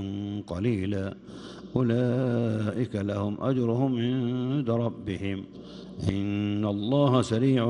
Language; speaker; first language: Arabic; native; Arabic